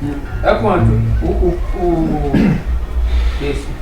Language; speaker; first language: Portuguese; non-native, learner; Haitian Creole